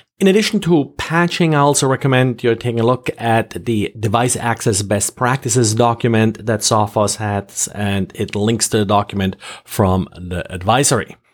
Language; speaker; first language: English; non-native, fluent; German